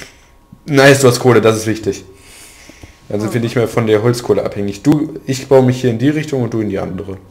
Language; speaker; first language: German; native; German